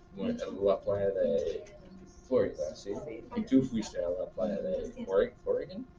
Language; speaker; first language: Spanish; non-native, fluent; English